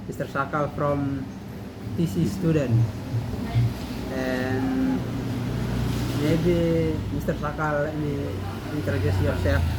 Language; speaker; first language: English; non-native, learner; Indonesian